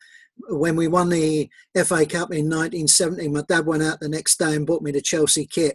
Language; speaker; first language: English; native; English